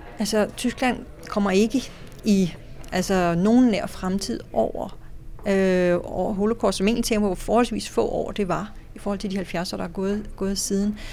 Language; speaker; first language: Danish; native; Danish